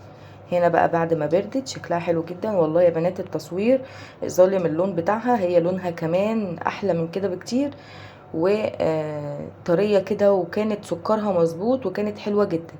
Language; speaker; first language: Arabic; native; Arabic